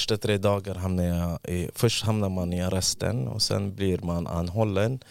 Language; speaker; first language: Swedish; early bilingual, other home language; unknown